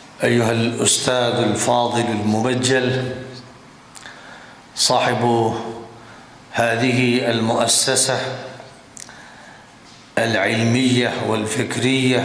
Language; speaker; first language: Arabic; non-native, fluent; Urdu